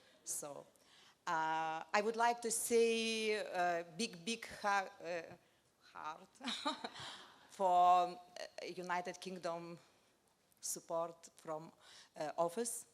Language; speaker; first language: English; non-native, learner; Lithuanian